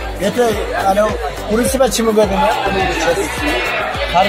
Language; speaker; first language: Russian; non-native, local second language; Uzbek